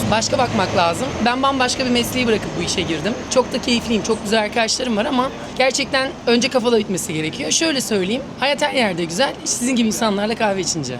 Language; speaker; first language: Turkish; native; Turkish